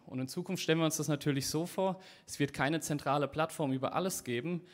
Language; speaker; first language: German; native; German